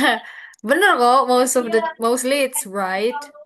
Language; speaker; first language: English; non-native, fluent; Indonesian